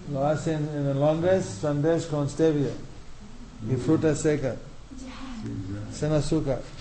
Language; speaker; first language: Spanish; non-native, fluent; English